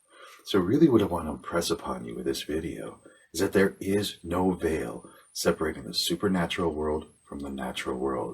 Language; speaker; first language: English; native; English